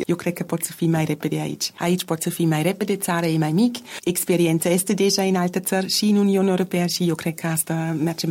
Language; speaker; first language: Romanian; non-native, learner; German